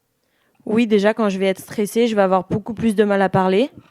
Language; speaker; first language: French; native; French